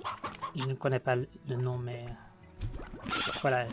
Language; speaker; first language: French; non-native, learner; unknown